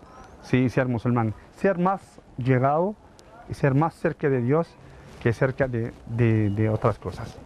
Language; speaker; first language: Spanish; non-native, fluent; Arabic